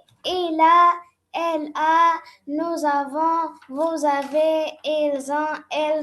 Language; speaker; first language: French; non-native, learner; Arabic